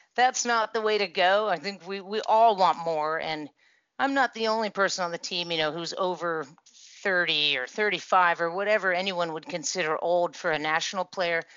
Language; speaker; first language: English; native; English